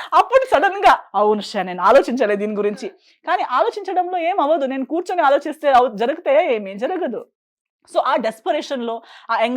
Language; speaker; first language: Telugu; non-native, fluent; Konkani